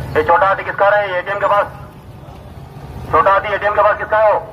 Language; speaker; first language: Hindi; non-native, local second language; Marathi